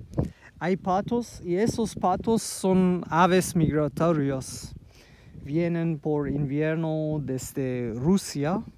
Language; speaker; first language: Spanish; non-native, learner; Persian